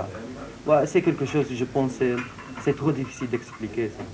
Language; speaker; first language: French; non-native, fluent; Syriac